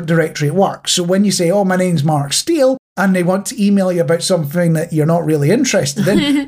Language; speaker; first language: English; native; English